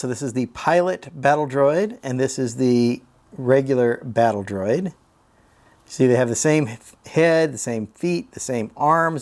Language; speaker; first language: English; native; English